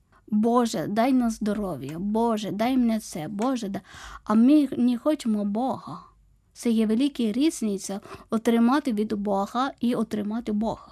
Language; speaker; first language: Ukrainian; non-native, learner; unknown